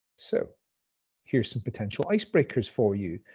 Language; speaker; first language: English; native; English